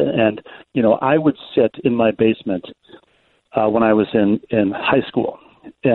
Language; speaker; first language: English; native; English